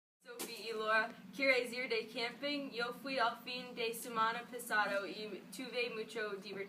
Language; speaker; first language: Spanish; non-native, learner; English